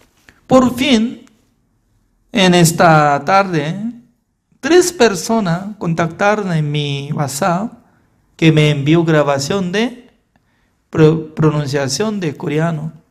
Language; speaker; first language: Spanish; non-native, fluent; Korean